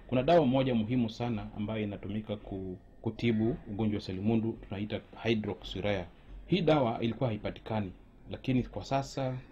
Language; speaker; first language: Swahili; native; Swahili